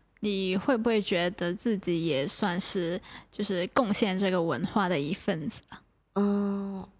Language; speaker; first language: Chinese; non-native, local second language; Cantonese